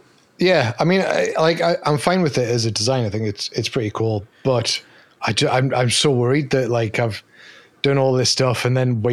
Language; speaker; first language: English; native; English